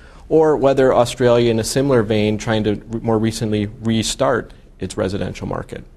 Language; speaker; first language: English; native; English